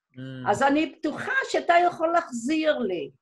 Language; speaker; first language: Hebrew; non-native, fluent; Dutch